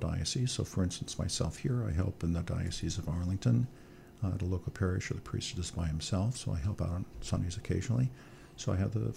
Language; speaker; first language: English; native; English